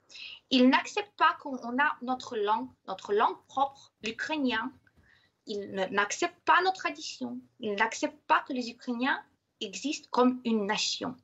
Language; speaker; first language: French; non-native, fluent; Ukrainian